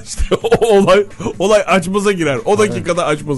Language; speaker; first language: Turkish; native; Turkish